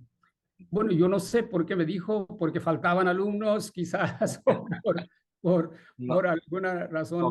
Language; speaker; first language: Spanish; non-native, fluent; Bangla